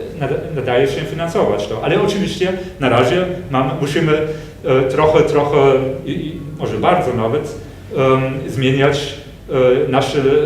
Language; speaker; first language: Polish; non-native, fluent; German